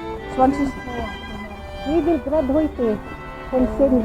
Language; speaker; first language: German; non-native, learner; Filipino